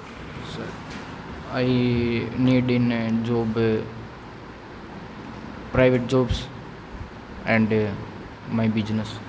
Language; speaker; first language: English; non-native, learner; Haryanvi